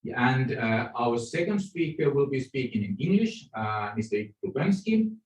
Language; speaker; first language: English; non-native, fluent; Finnish